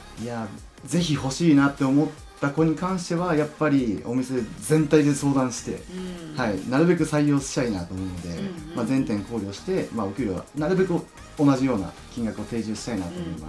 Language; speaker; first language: Japanese; native; Japanese